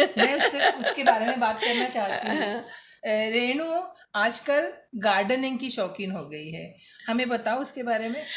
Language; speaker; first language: Hindi; native; Hindi